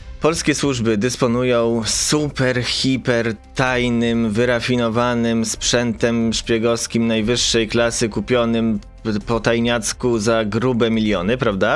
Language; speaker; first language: Polish; native; Polish